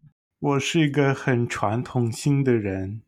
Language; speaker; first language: Chinese; non-native, fluent; English